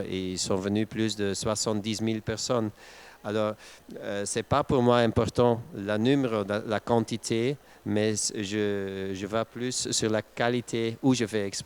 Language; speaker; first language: French; non-native, local second language; Dutch